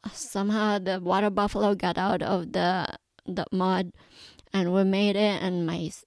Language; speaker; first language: English; non-native, local second language; Cebuano